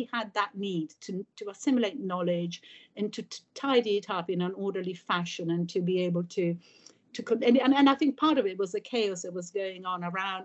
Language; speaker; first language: English; early bilingual, other home language; Italian